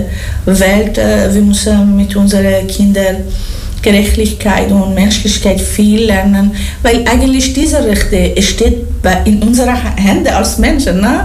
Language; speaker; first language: German; non-native, learner; Persian